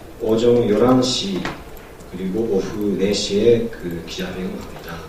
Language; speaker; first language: Korean; non-native, learner; Japanese